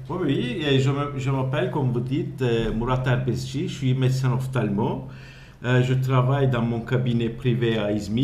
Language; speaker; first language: French; non-native, fluent; Turkish